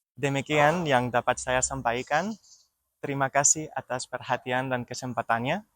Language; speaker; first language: Indonesian; non-native, learner; French